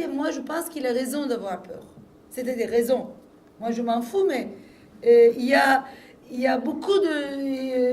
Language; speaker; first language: French; non-native, fluent; Turkish